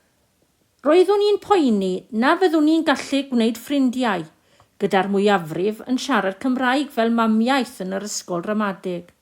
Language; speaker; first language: Welsh; non-native, local second language; English